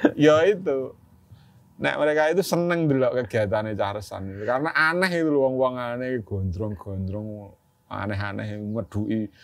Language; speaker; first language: Indonesian; non-native, local second language; Javanese